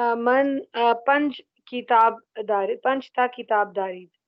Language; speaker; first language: Persian; non-native, learner; Urdu